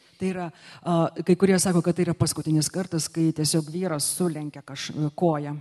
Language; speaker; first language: Lithuanian; native; Lithuanian